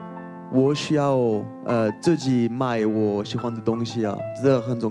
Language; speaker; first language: Chinese; non-native, fluent; French